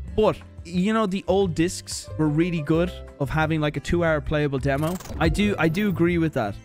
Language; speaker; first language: English; native; English